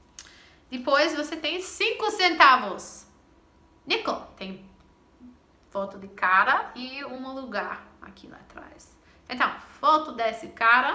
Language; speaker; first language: Portuguese; non-native, fluent; English